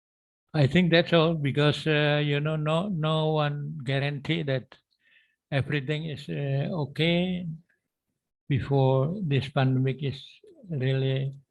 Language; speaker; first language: English; non-native, learner; Indonesian